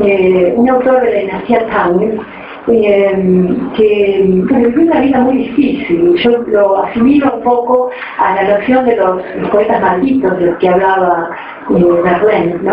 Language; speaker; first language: Spanish; native; Spanish